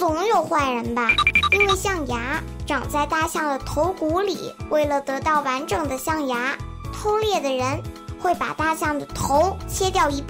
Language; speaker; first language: Chinese; native; Chinese